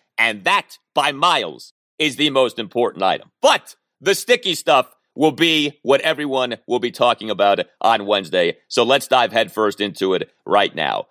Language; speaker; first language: English; native; English